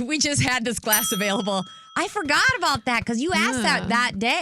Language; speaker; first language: English; native; English